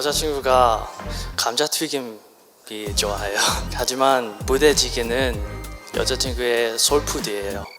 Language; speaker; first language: Korean; non-native, learner; English